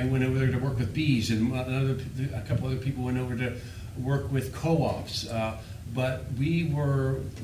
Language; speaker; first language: English; native; English